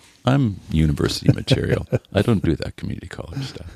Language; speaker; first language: English; native; English